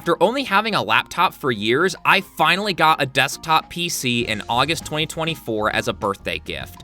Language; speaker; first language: English; native; English